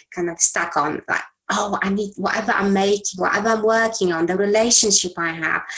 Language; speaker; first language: English; non-native, fluent; Polish